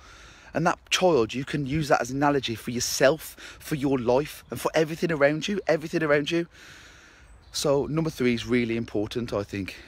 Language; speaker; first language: English; native; English